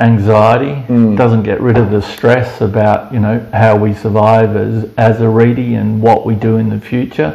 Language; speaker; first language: English; native; English